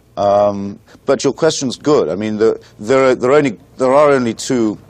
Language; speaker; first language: English; native; English